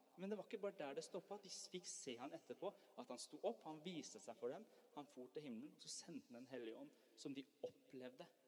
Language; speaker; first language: Norwegian; early bilingual, other home language; Persian